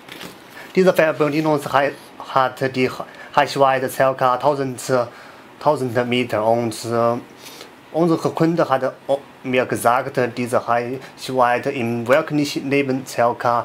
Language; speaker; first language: German; non-native, learner; Chinese